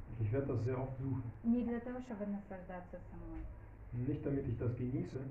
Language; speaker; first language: German; non-native, fluent; Russian